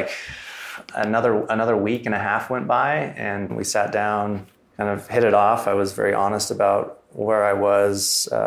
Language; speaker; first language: English; native; English